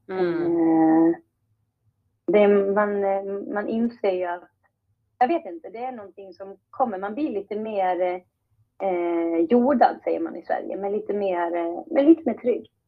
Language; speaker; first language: Swedish; native; Swedish